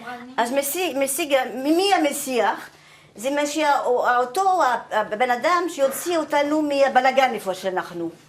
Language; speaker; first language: Hebrew; non-native, fluent; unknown